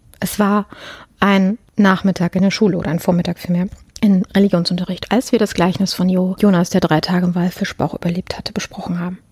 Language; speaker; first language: German; early bilingual, other home language; Polish